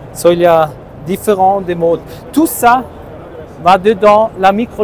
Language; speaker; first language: French; non-native, learner; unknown